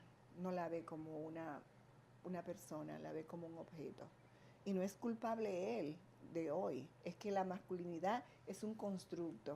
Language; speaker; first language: Spanish; native; Spanish